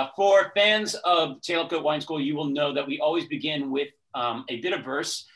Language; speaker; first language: English; native; English